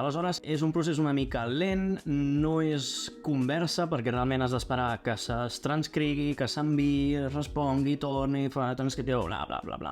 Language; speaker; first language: Catalan; native; Catalan